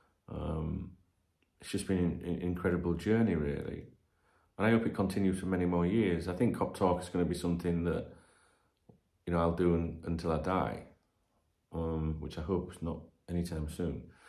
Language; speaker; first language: English; native; English